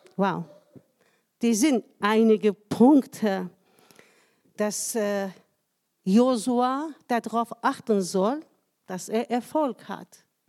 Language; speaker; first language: German; non-native, fluent; Persian